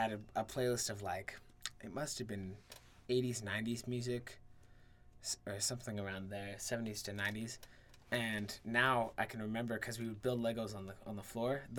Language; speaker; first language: English; native; English